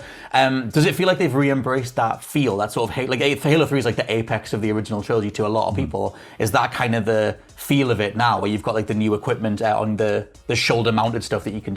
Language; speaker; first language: English; native; English